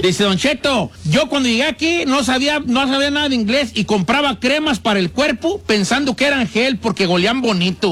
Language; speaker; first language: Spanish; native; Spanish